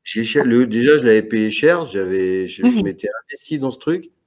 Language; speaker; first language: French; native; French